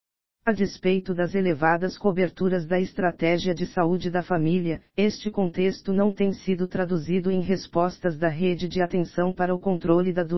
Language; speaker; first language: Portuguese; native; Portuguese